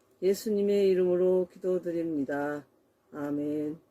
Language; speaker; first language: Korean; native; Korean